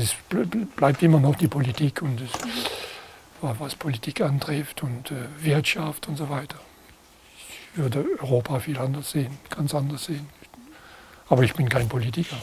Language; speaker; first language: German; non-native, fluent; French